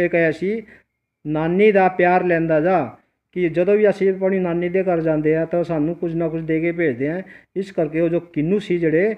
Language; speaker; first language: Hindi; non-native, local second language; Punjabi